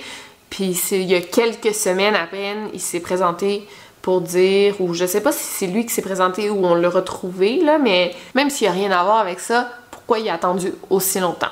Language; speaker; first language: French; native; French